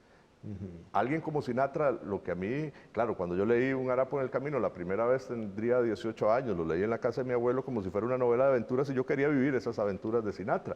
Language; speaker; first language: Spanish; native; Spanish